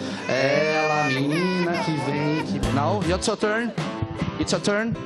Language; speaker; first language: English; non-native, learner; Portuguese